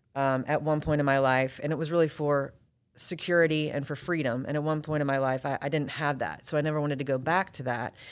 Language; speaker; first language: English; native; English